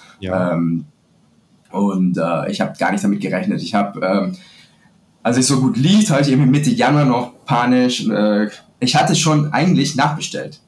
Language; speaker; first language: German; non-native, fluent; Spanish